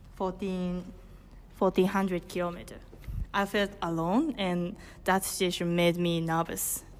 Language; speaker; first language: English; non-native, learner; Japanese